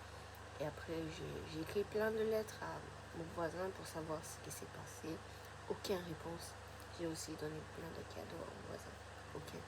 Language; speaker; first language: French; non-native, fluent; Japanese